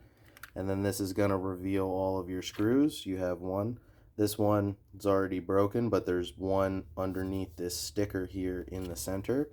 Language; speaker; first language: English; native; English